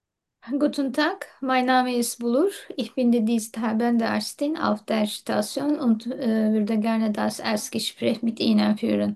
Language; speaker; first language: German; non-native, learner; Turkish